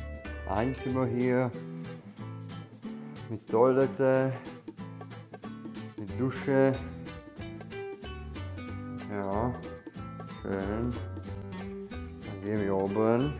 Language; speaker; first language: German; non-native, learner; Czech